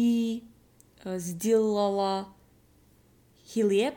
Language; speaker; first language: Russian; non-native, learner; English